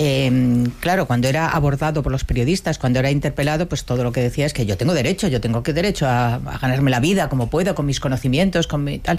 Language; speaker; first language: Spanish; native; Spanish